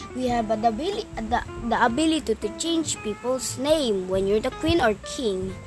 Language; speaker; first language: English; non-native, fluent; Arabic